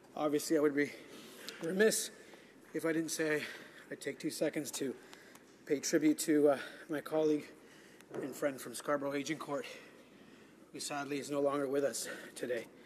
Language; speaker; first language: English; native; English